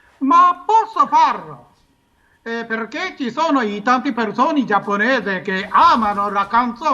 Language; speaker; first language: Italian; non-native, learner; Japanese